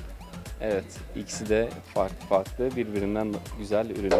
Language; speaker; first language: Turkish; native; Turkish